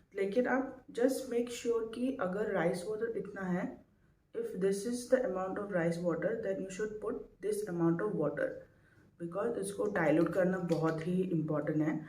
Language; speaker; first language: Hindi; non-native, local second language; Assamese